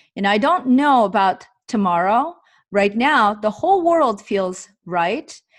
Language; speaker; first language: English; non-native, fluent; Mongolian